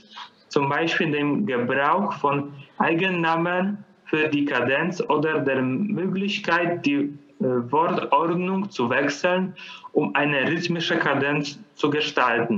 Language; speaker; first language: German; non-native, fluent; Polish